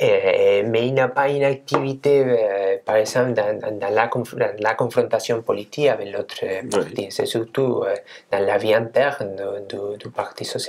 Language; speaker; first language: French; non-native, fluent; Spanish